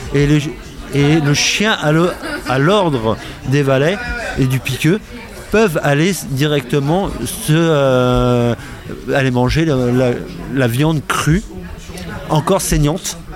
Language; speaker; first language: French; native; French